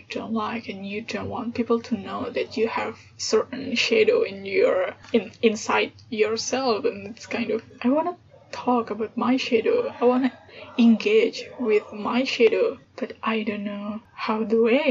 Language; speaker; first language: English; non-native, fluent; Indonesian